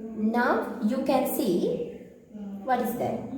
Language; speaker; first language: English; non-native, local second language; Sinhala